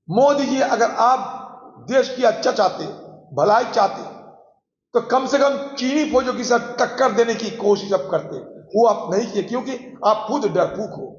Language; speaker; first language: Hindi; non-native, local second language; Bangla